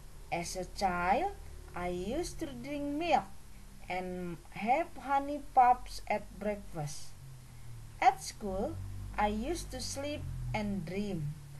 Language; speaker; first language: English; non-native, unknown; Indonesian